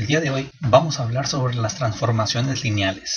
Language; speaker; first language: Spanish; native; Spanish